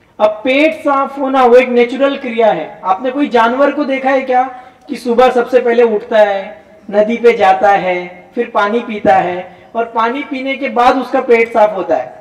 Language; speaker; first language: Hindi; non-native, local second language; Gujarati